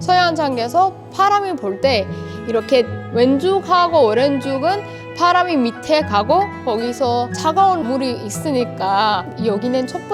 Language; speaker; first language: Korean; non-native, fluent; Persian